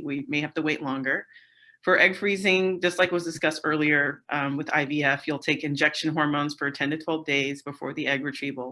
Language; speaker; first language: English; native; English